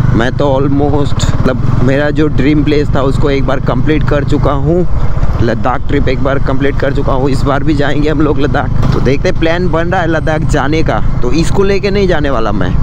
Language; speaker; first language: Hindi; non-native, local second language; Bangla